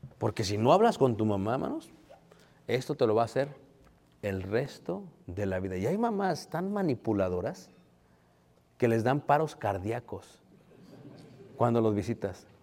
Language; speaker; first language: Spanish; early bilingual, heritage; Spanish